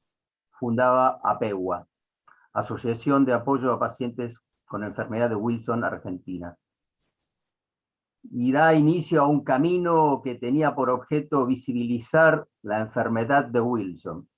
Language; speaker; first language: Spanish; native; Spanish